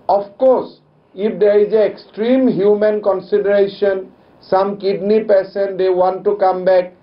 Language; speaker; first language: English; non-native, local second language; Assamese